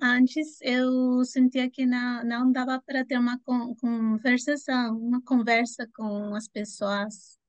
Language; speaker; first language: Portuguese; non-native, fluent; Spanish